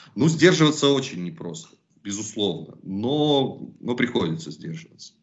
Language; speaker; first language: Russian; native; Russian